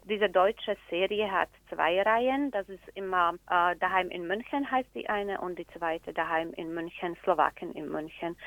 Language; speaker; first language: German; non-native, fluent; Slovak